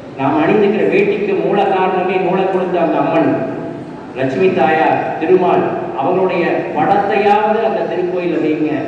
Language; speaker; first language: Tamil; non-native, local second language; Kannada